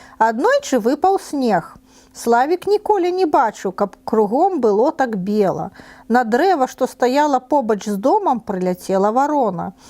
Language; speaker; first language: Belarusian; non-native, local second language; Russian